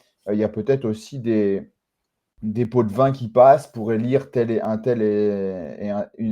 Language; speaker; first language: French; native; French